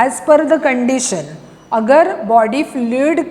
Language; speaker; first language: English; non-native, local second language; Hindi